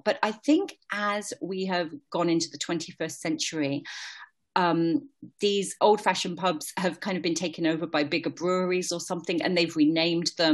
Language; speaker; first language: English; native; English